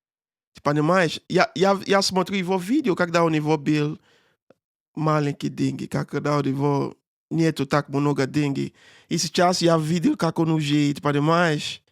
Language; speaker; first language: Russian; non-native, learner; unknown